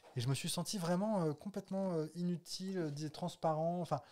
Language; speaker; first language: French; native; French